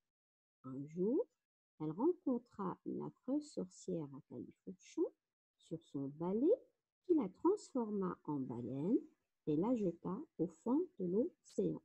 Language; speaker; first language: French; non-native, local second language; Arabic